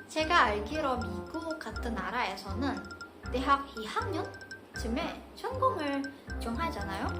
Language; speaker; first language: Korean; non-native, fluent; Indonesian